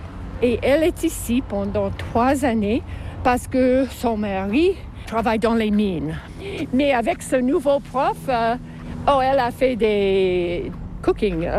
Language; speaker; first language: French; non-native, fluent; English